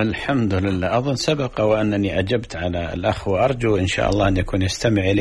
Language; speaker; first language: Arabic; native; Arabic